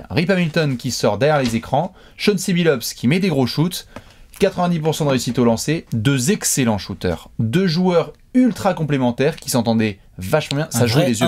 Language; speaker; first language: French; native; French